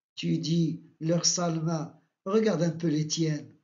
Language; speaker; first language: French; non-native, local second language; Arabic